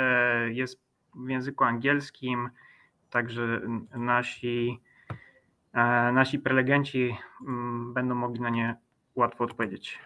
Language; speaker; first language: Polish; native; Polish